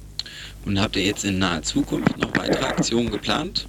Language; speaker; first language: German; native; German